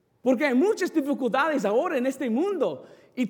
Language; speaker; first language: Spanish; non-native, fluent; English